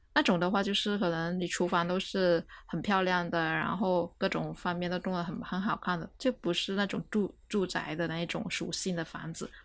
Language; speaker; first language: Chinese; non-native, local second language; Cantonese